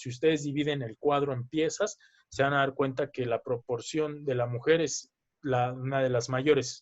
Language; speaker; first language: Spanish; native; Spanish